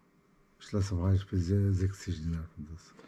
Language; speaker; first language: German; non-native, learner; Arabic